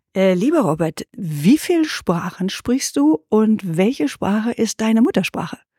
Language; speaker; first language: German; native; German